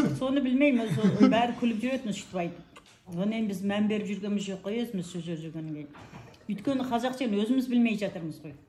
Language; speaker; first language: Kazakh; early bilingual, heritage; Kazakh